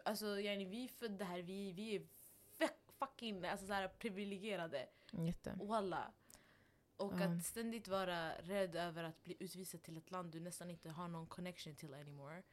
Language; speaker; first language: Swedish; non-native, local second language; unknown